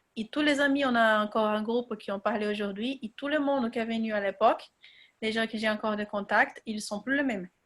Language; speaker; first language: French; non-native, fluent; Portuguese